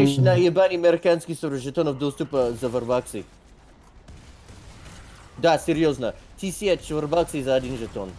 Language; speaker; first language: Russian; non-native, learner; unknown